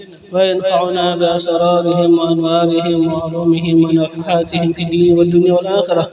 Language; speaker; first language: Arabic; non-native, fluent; Indonesian